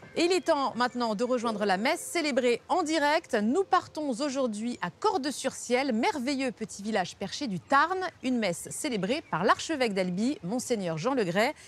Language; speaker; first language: French; native; French